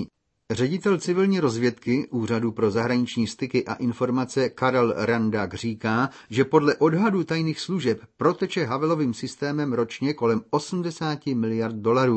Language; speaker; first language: Czech; native; Czech